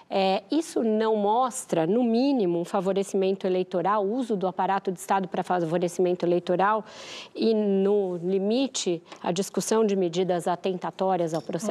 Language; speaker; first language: Portuguese; native; Portuguese